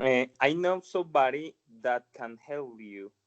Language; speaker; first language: English; non-native, learner; Spanish